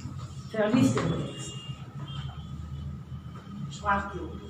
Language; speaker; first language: German; non-native, fluent; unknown